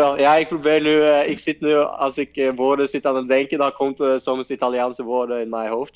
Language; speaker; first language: Dutch; non-native, fluent; Norwegian